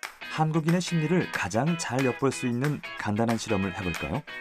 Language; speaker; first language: Korean; native; Korean